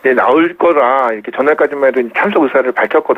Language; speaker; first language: Korean; native; Korean